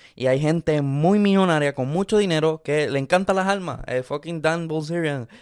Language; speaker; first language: Spanish; early bilingual, other home language; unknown